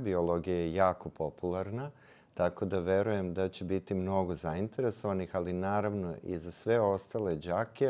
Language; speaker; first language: Serbian; native; Serbian